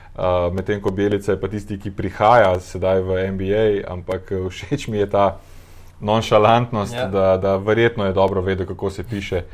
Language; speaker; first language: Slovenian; native; Slovenian